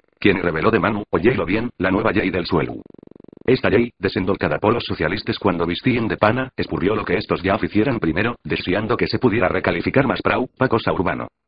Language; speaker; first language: Asturian; non-native, local second language; Spanish